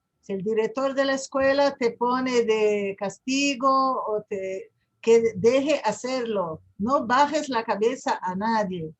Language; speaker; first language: Spanish; non-native, fluent; Portuguese